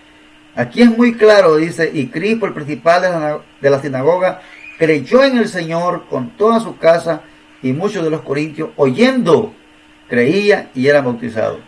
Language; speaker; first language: Spanish; native; Spanish